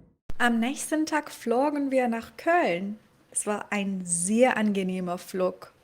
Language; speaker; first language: German; non-native, fluent; Persian